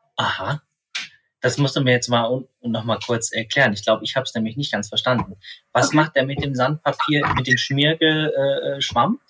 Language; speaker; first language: German; native; German